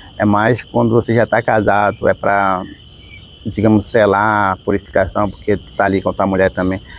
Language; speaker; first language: Portuguese; non-native, local second language; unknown